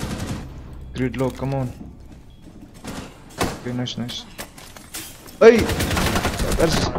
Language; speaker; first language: English; non-native, learner; Bodo